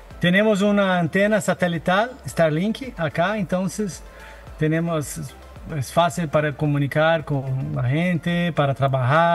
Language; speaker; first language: Spanish; non-native, learner; Portuguese